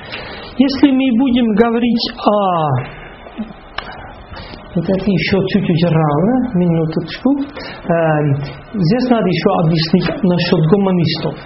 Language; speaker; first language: Russian; non-native, fluent; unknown